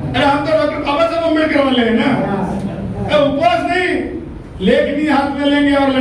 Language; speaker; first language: Hindi; non-native, local second language; Marathi